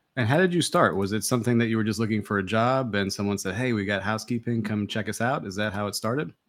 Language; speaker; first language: English; native; English